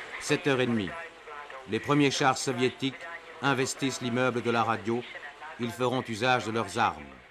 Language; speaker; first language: French; native; French